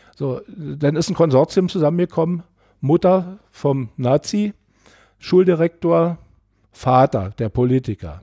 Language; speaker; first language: German; native; German